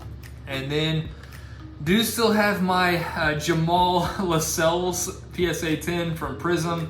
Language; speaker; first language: English; native; English